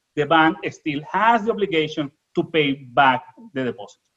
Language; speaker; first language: English; non-native, fluent; Spanish